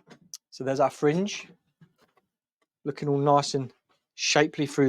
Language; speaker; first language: English; native; English